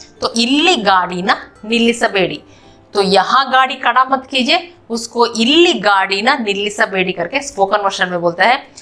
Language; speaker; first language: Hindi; non-native, local second language; Kannada